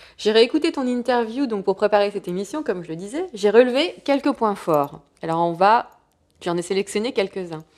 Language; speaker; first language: French; native; French